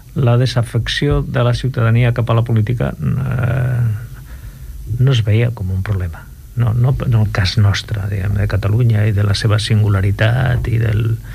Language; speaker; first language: Catalan; non-native, local second language; Spanish